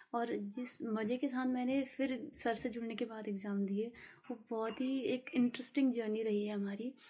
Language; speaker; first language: Hindi; native; Hindi